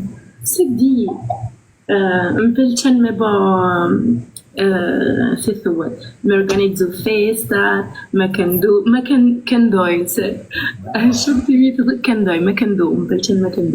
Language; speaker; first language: Albanian; early bilingual, heritage; Italian